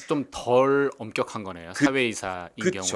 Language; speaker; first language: Korean; native; Korean